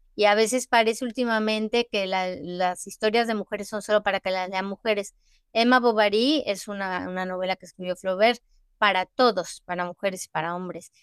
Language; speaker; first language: Spanish; native; Spanish